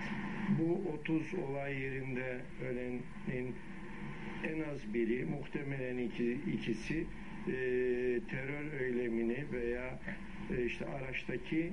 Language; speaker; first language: Turkish; native; Turkish